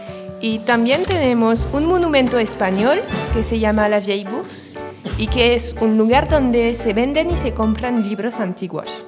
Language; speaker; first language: Spanish; non-native, fluent; French